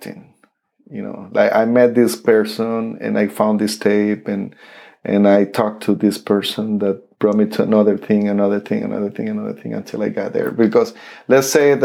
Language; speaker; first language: English; non-native, fluent; Spanish